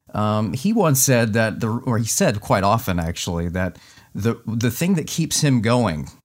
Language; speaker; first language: English; native; English